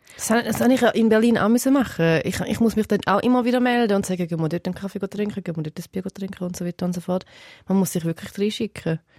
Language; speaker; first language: German; early bilingual, other home language; Serbian